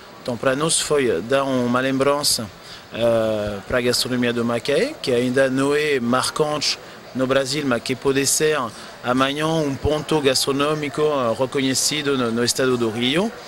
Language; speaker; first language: Portuguese; non-native, fluent; French